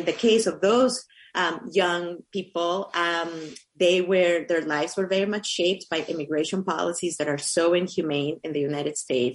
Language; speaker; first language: English; non-native, fluent; Spanish